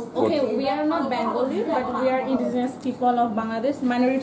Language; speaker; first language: English; non-native, local second language; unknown